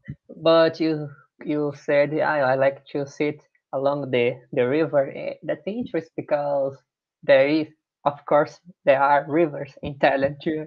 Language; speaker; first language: English; non-native, learner; Portuguese